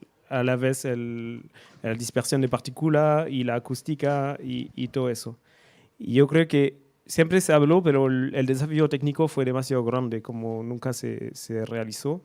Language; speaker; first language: Spanish; non-native, fluent; French